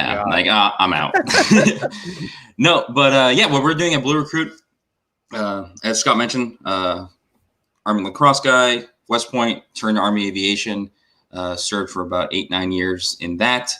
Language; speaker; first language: English; native; English